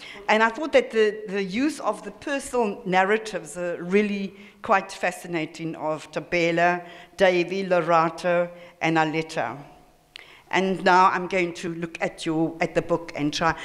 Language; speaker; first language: English; early bilingual, other home language; Afrikaans